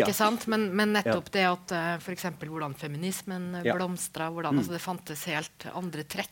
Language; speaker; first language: Norwegian; native; Norwegian